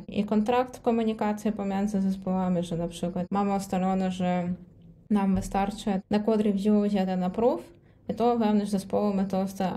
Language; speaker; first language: Polish; non-native, fluent; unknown